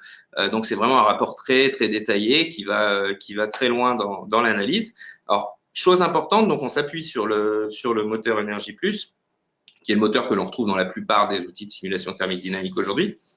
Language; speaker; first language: French; native; French